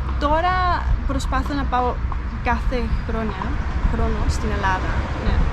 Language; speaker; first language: Greek; non-native, learner; Dutch